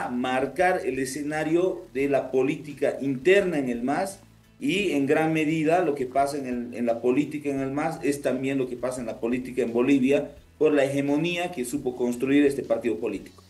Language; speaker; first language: Spanish; native; Spanish